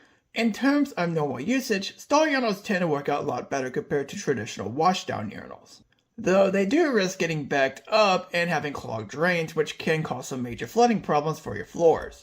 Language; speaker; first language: English; native; English